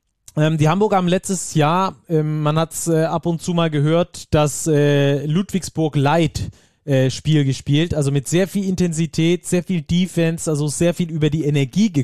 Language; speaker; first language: German; native; German